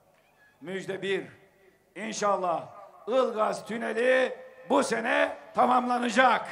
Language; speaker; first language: Turkish; native; Turkish